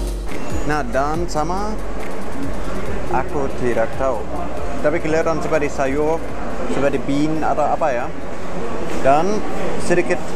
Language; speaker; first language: Indonesian; non-native, fluent; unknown